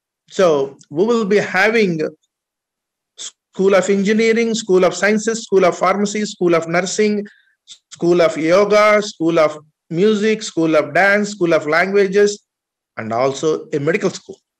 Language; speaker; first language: English; non-native, local second language; Telugu